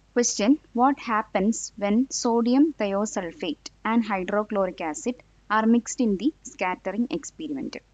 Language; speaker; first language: English; non-native, local second language; Malayalam